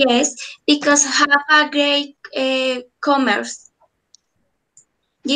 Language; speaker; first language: English; non-native, learner; Spanish